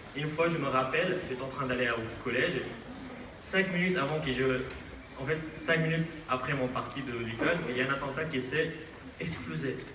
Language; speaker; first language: French; non-native, fluent; Aramaic